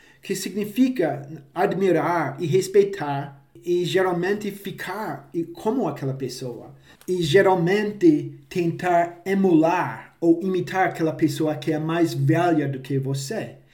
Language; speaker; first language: Portuguese; non-native, fluent; English